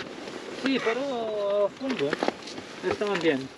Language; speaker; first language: Spanish; non-native, learner; Italian